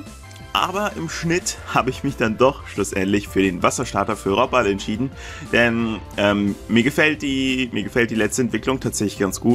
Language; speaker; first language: German; native; German